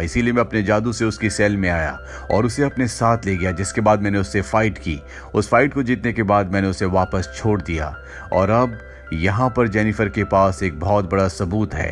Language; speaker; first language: Hindi; native; Hindi